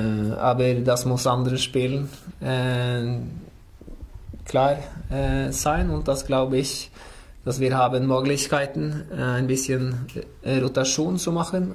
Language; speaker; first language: German; non-native, learner; Norwegian